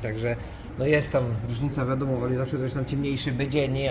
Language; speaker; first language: Polish; native; Polish